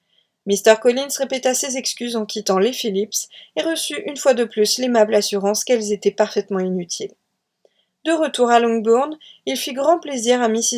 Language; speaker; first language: French; native; French